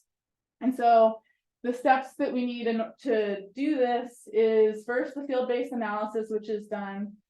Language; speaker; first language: English; native; English